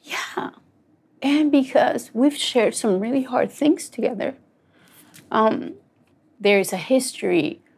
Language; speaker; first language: English; non-native, fluent; Spanish